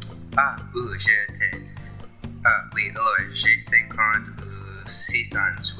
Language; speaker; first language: French; non-native, learner; English